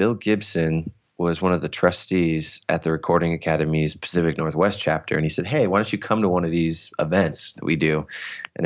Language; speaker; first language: English; native; English